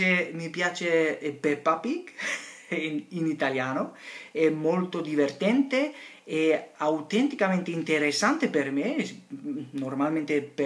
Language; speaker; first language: Italian; non-native, learner; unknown